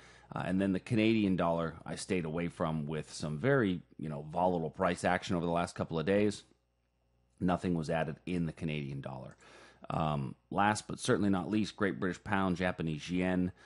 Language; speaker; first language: English; native; English